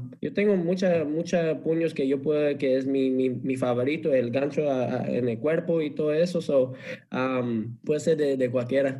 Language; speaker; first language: Spanish; early bilingual, heritage; English